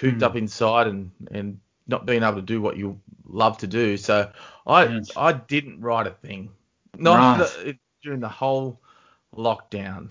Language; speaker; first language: English; native; English